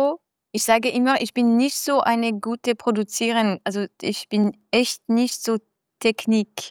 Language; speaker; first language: German; non-native, fluent; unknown